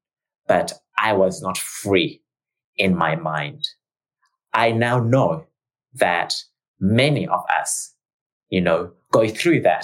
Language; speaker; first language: English; non-native, local second language; Shona